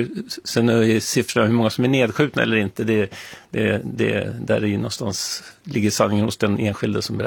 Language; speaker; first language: Swedish; native; Swedish